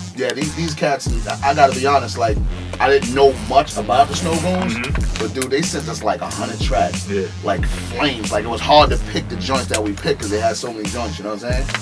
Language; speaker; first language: English; native; English